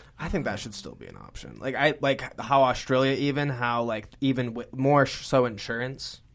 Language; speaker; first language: English; native; English